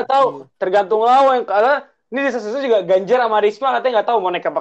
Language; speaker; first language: Indonesian; native; Indonesian